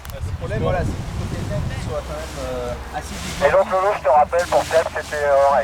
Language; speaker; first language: French; native; French